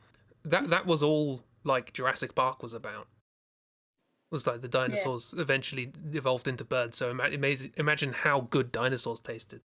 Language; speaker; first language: English; native; English